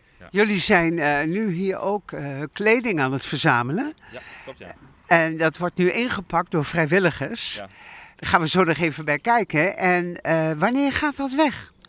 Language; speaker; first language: Dutch; native; Dutch